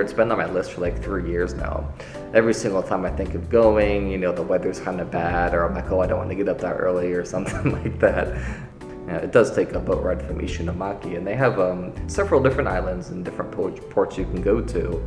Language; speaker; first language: English; native; English